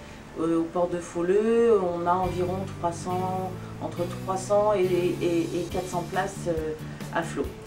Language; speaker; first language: French; native; French